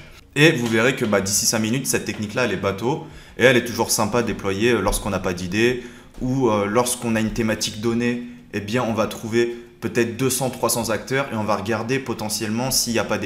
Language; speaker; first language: French; native; French